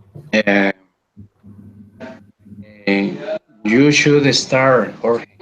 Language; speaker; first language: English; non-native, learner; Spanish